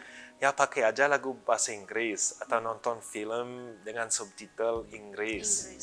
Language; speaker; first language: Indonesian; early bilingual, other home language; English